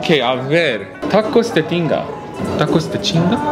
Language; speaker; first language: Spanish; non-native, learner; Korean